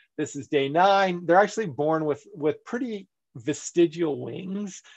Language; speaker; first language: English; native; English